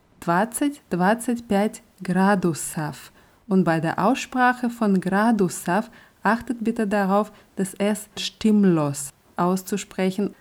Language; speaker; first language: German; non-native, fluent; Russian